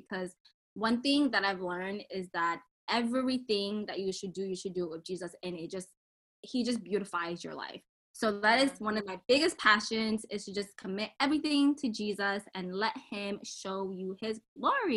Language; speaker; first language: English; non-native, local second language; French